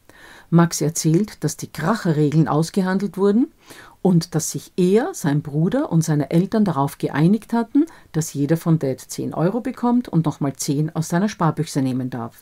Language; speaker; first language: German; native; German